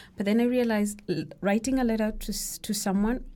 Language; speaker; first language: English; non-native, local second language; Kikuyu